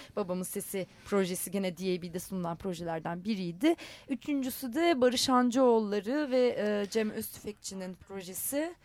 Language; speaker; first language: Turkish; non-native, local second language; Armenian